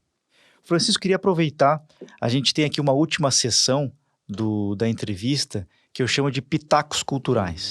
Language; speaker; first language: Portuguese; native; Portuguese